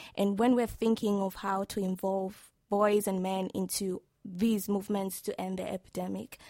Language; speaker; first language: English; non-native, local second language; Swahili